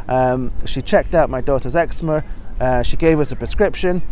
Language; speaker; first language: English; native; English